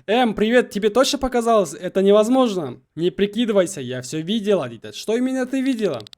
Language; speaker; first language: Russian; non-native, local second language; Kazakh